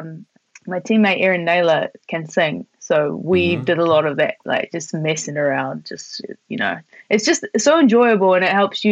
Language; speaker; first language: English; native; English